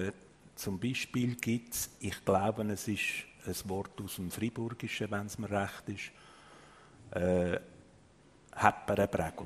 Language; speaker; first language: German; native; German